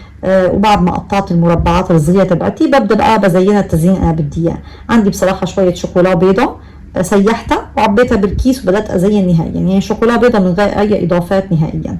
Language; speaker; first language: Arabic; native; Arabic